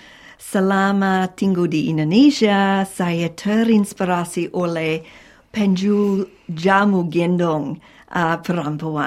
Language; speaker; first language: Indonesian; non-native, fluent; English